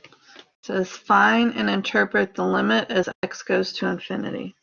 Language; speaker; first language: English; native; English